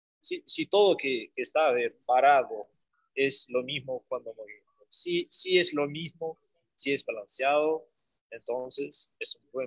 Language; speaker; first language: Spanish; non-native, learner; Portuguese